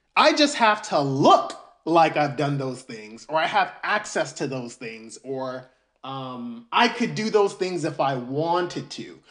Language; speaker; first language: English; early bilingual, other home language; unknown